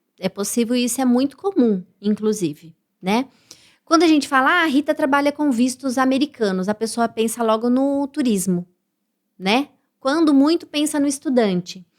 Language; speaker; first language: Portuguese; native; Portuguese